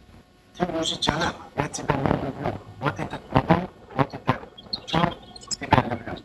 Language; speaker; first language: Russian; non-native, learner; Uzbek